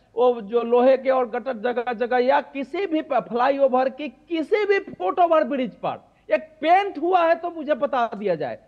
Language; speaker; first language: Hindi; native; Hindi